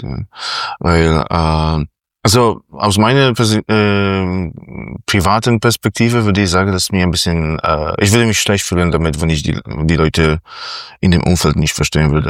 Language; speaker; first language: German; non-native, fluent; Polish